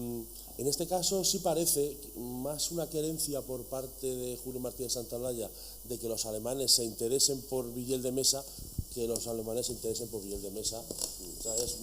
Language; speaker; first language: Spanish; native; Spanish